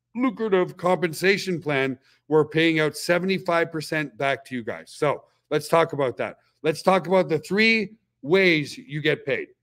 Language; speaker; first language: English; native; English